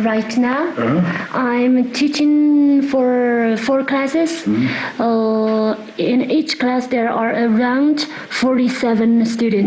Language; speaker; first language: English; non-native, fluent; Tibetan